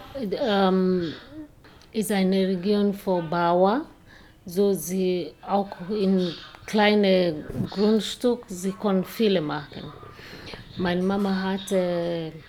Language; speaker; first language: German; non-native, learner; Kikuyu